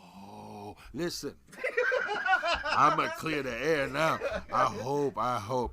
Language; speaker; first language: English; native; English